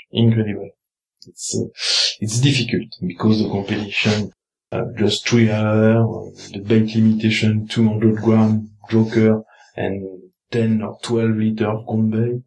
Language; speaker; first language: English; non-native, learner; French